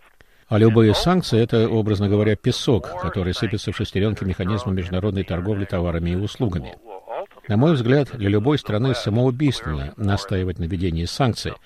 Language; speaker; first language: Russian; native; Russian